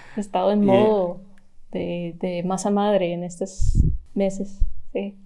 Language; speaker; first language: Spanish; non-native, fluent; English